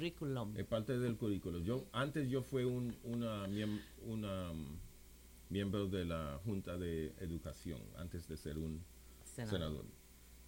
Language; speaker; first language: Spanish; non-native, local second language; English